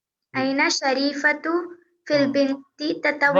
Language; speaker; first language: Arabic; non-native, learner; Urdu